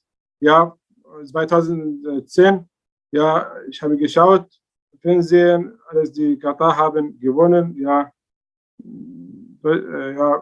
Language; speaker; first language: German; non-native, learner; Arabic